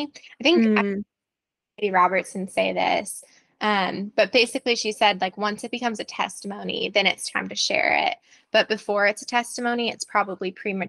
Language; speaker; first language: English; native; English